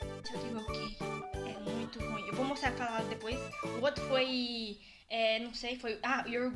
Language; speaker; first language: Portuguese; early bilingual, heritage; Portuguese